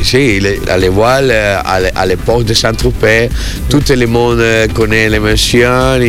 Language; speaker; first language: French; non-native, learner; Spanish